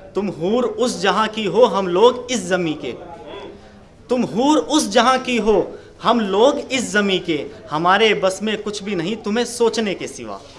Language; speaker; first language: Hindi; native; Hindi